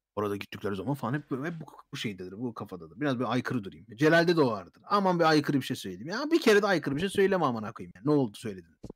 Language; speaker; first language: Turkish; early bilingual, heritage; Turkish